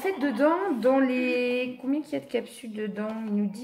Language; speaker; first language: French; native; French